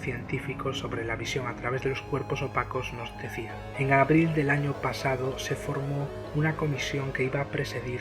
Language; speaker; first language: Spanish; native; Spanish